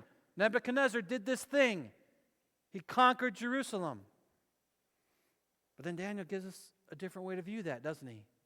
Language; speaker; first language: English; native; English